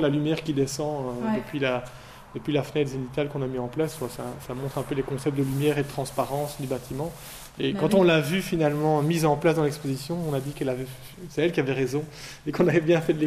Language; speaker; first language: French; native; French